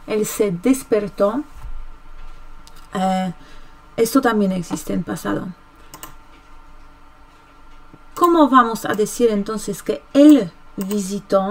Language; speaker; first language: Spanish; non-native, fluent; Polish